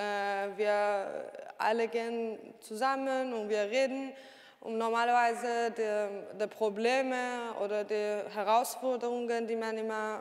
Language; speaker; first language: German; non-native, learner; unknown